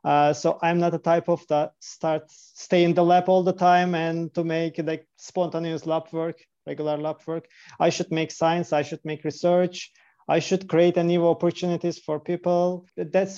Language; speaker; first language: English; non-native, fluent; Turkish